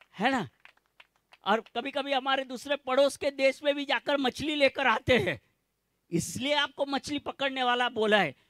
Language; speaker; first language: Hindi; non-native, local second language; Gujarati